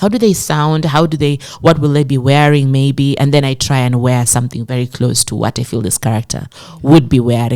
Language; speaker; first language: English; non-native, local second language; Swahili